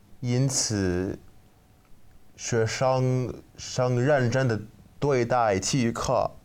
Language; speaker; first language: Chinese; non-native, learner; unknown